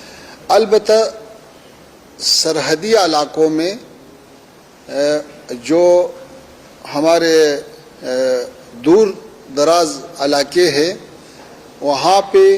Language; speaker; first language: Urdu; non-native, fluent; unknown